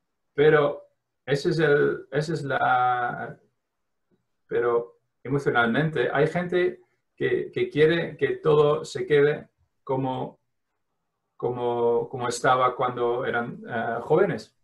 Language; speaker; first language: Spanish; non-native, fluent; Dutch